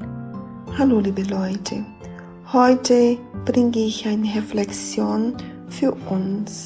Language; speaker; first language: German; non-native, fluent; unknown